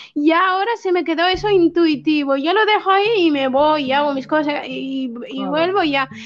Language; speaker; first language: Spanish; early bilingual, other home language; Arabic